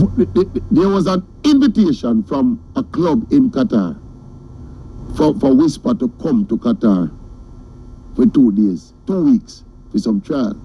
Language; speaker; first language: English; non-native, local second language; Jamaican Creole English